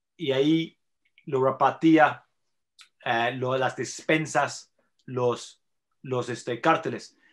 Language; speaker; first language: Spanish; non-native, fluent; English